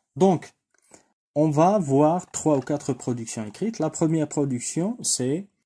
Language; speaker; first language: French; non-native, local second language; Arabic